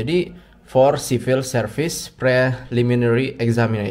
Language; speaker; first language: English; non-native, learner; Indonesian